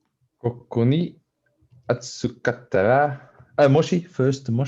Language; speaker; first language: Japanese; non-native, learner; English